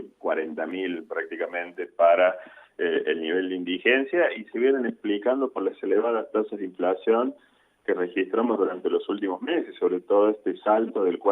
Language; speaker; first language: Spanish; native; Spanish